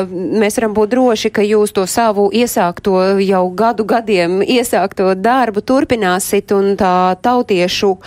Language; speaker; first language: Latvian; native; Latvian